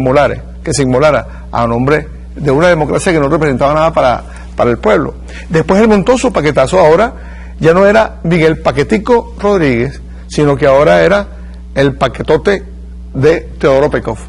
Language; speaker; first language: Spanish; native; Spanish